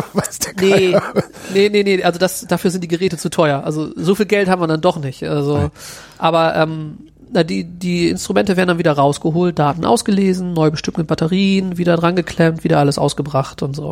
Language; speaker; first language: German; native; German